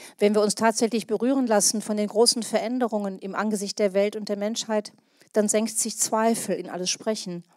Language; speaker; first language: German; native; German